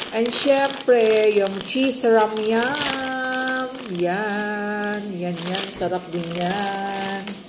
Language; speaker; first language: Filipino; native; Filipino